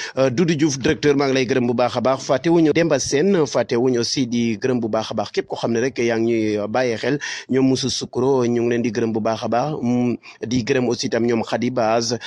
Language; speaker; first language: Wolof; non-native, local second language; Serer